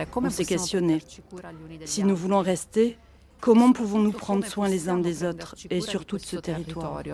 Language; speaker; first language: French; non-native, fluent; Italian